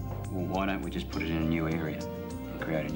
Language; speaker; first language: English; native; English